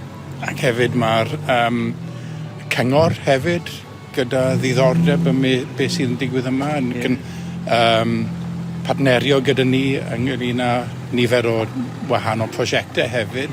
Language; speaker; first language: Welsh; native; Welsh